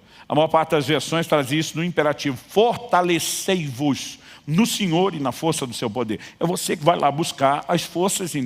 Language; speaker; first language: Portuguese; native; Portuguese